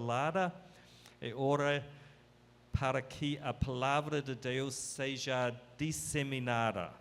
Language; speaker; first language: Portuguese; non-native, fluent; English